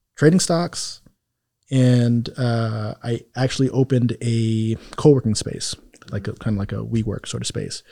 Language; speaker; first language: English; native; English